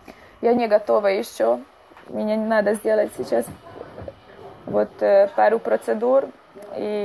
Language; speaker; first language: Russian; non-native, fluent; Hungarian